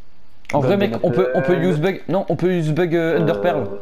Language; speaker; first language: French; native; French